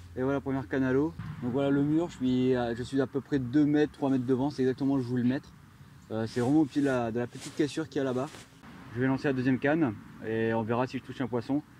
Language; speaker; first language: French; native; French